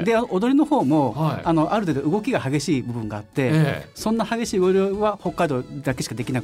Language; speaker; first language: Japanese; native; Japanese